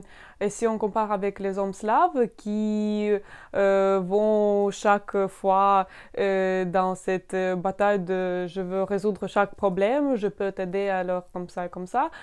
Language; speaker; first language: French; non-native, fluent; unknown